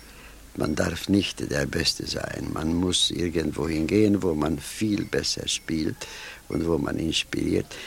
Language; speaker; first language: German; non-native, fluent; Hungarian